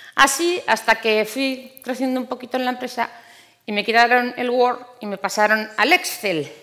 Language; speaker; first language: Spanish; native; Spanish